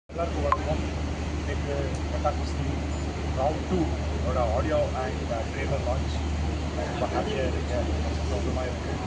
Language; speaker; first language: Tamil; non-native, local second language; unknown